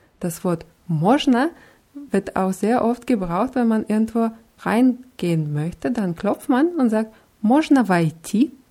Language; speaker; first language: German; non-native, fluent; Russian